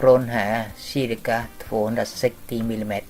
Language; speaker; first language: Swedish; non-native, learner; Vietnamese